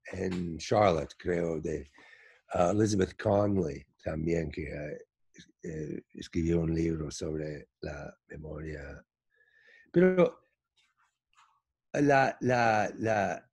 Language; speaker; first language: Spanish; non-native, fluent; English